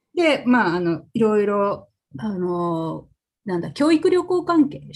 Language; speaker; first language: Japanese; native; Japanese